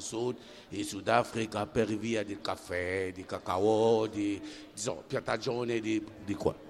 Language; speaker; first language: Italian; non-native, fluent; French